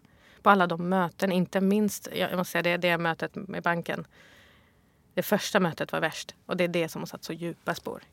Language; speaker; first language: Swedish; early bilingual, other home language; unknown